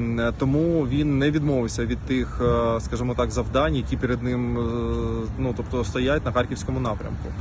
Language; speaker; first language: Ukrainian; native; Ukrainian